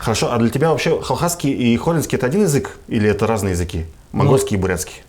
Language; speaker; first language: Russian; native; Russian